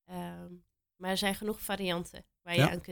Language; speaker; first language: Dutch; native; Dutch